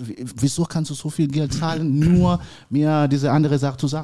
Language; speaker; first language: German; non-native, learner; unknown